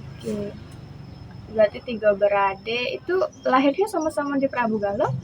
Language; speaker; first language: Indonesian; native; Indonesian